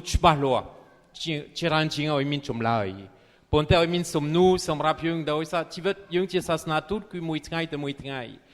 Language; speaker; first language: Khmer; non-native, fluent; French